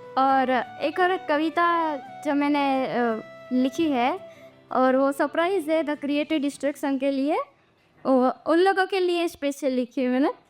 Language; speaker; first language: Hindi; non-native, local second language; Gujarati